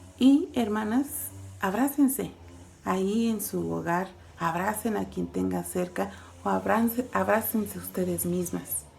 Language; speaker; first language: Spanish; native; Spanish